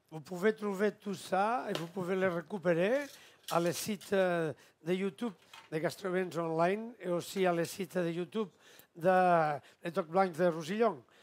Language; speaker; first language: French; non-native, fluent; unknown